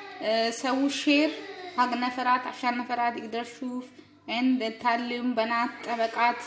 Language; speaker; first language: Arabic; non-native, learner; Amharic